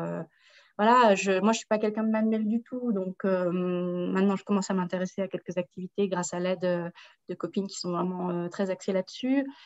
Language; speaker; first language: French; native; French